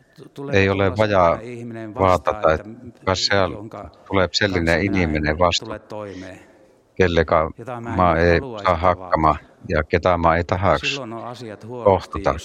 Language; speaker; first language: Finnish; non-native, learner; Estonian